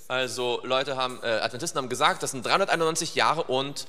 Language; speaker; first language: German; native; German